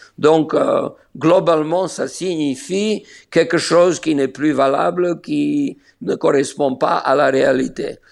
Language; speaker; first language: French; non-native, fluent; Slovenian